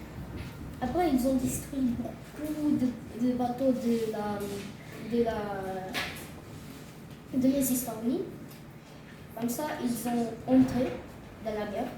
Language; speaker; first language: French; non-native, learner; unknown